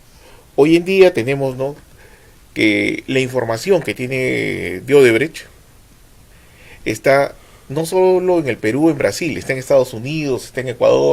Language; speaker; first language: Spanish; native; Spanish